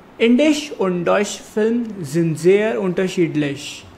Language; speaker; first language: German; non-native, learner; Hindi